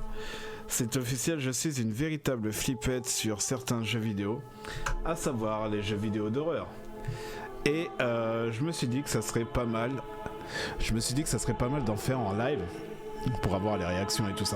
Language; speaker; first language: French; native; French